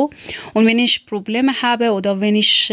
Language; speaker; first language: German; non-native, learner; Persian